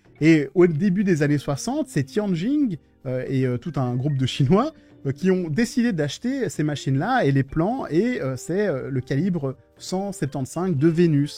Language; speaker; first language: French; native; French